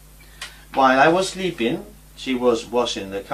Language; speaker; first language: English; non-native, fluent; Spanish